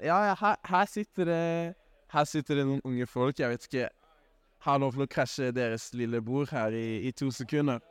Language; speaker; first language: Norwegian; native; Norwegian